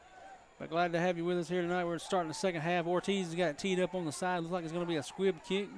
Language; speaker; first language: English; native; English